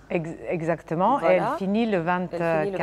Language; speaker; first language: French; non-native, fluent; Serbian